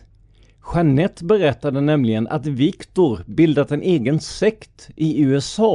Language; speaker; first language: Swedish; native; Swedish